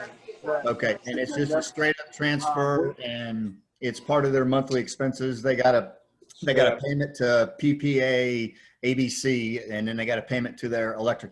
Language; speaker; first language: English; native; English